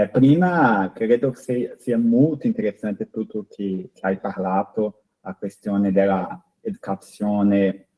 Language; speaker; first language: Italian; non-native, fluent; Portuguese